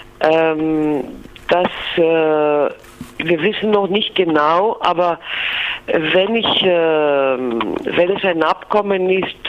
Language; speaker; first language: German; non-native, fluent; Greek